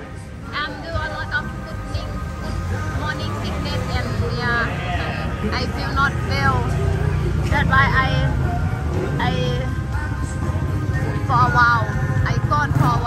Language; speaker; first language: English; non-native, learner; Thai